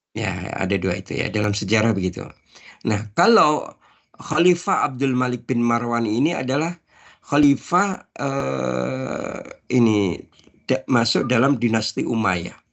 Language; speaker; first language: Indonesian; native; Indonesian